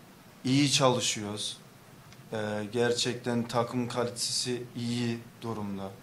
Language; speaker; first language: Turkish; early bilingual, heritage; English